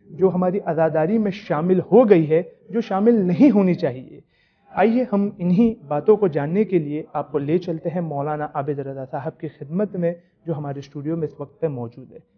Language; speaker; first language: Urdu; native; Urdu